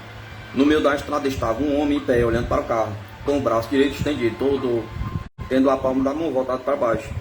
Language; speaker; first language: Portuguese; native; Portuguese